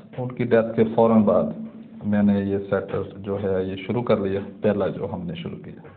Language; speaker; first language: Urdu; non-native, local second language; Punjabi